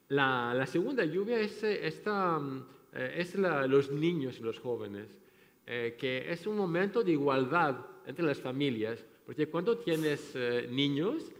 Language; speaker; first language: Spanish; non-native, fluent; French